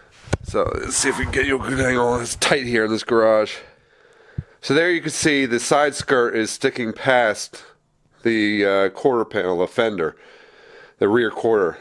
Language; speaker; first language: English; native; English